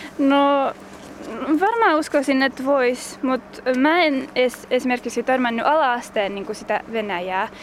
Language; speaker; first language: Finnish; early bilingual, other home language; Russian